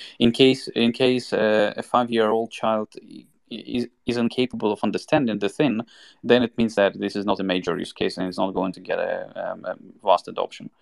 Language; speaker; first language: English; non-native, fluent; Russian